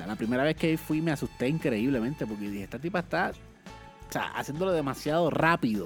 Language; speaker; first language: Spanish; native; Spanish